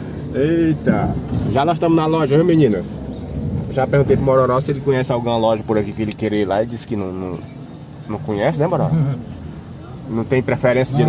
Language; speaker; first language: Portuguese; native; Portuguese